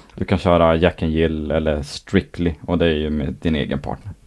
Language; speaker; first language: Swedish; native; Swedish